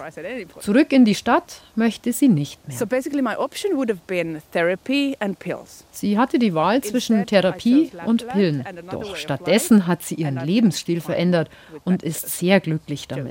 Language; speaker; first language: German; native; German